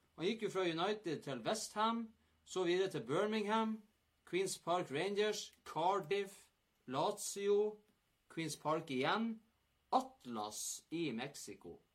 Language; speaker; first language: Norwegian; native; Norwegian